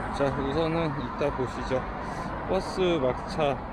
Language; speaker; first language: Korean; native; Korean